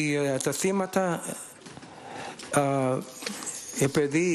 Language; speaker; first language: Greek; non-native, learner; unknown